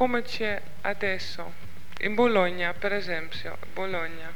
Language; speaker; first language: Italian; non-native, learner; Dutch